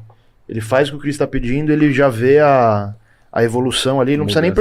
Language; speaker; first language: Portuguese; native; Portuguese